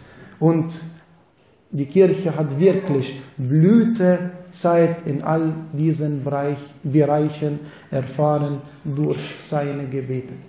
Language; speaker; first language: German; non-native, fluent; Arabic